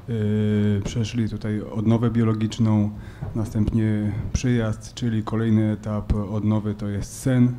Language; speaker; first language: Polish; native; Polish